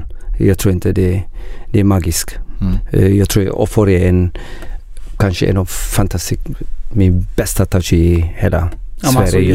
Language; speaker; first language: Swedish; non-native, learner; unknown